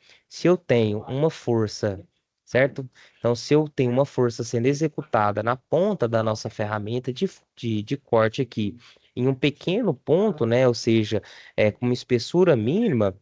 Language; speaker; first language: Portuguese; native; Portuguese